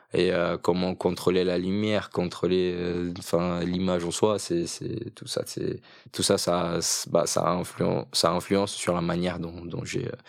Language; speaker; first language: French; early bilingual, other home language; Portuguese